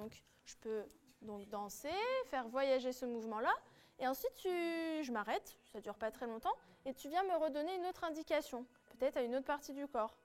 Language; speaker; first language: French; native; French